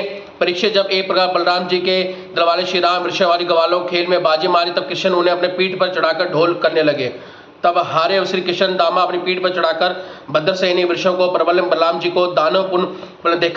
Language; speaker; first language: Hindi; native; Hindi